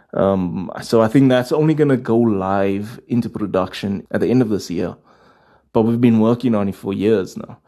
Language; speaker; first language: English; native; English